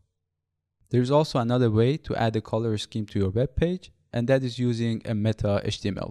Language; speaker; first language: English; non-native, fluent; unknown